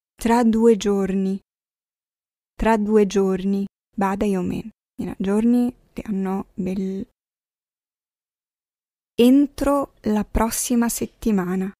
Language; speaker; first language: Italian; non-native, fluent; Arabic